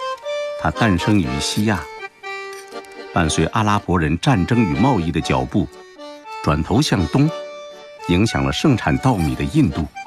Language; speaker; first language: Chinese; native; Chinese